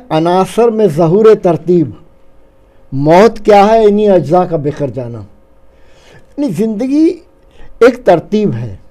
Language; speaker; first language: Urdu; non-native, local second language; Baluchi